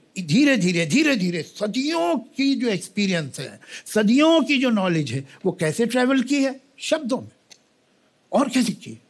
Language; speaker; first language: Hindi; native; Hindi